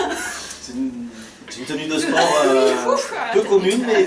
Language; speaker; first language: French; native; French